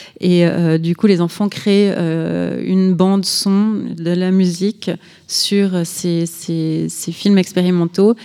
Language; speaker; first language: French; native; French